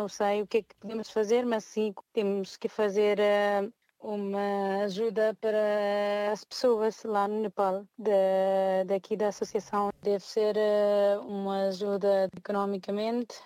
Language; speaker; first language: Portuguese; non-native, fluent; Nepali